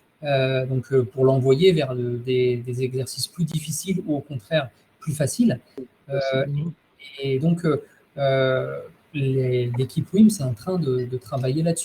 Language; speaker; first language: French; native; French